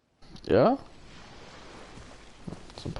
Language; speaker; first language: German; native; German